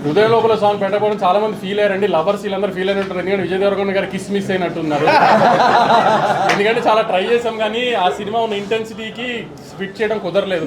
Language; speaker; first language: Telugu; native; Telugu